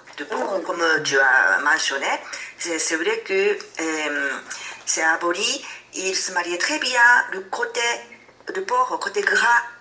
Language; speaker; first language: French; non-native, learner; Japanese